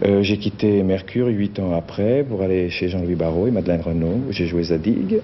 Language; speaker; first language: French; non-native, fluent; Catalan